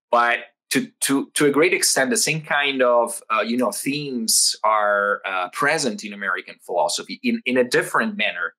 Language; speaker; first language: English; non-native, fluent; Italian